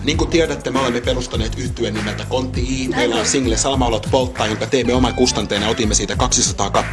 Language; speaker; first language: Finnish; native; Finnish